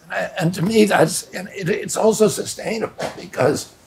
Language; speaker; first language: English; native; English